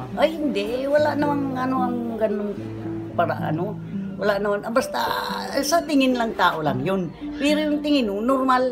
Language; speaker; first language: Filipino; native; Filipino